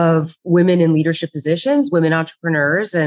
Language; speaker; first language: English; native; English